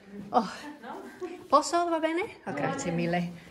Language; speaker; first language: Italian; non-native, learner; English